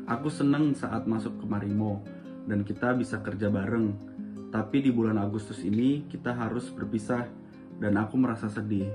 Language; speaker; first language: Indonesian; non-native, fluent; Japanese